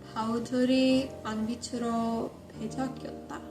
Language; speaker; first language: Korean; non-native, learner; English